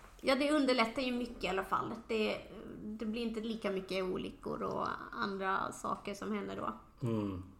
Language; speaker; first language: Swedish; native; Swedish